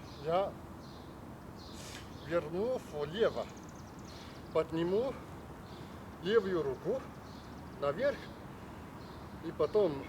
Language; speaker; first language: Russian; non-native, learner; Chinese